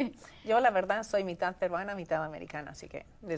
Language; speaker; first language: Spanish; native; Spanish